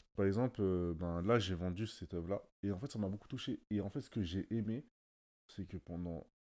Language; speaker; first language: French; native; French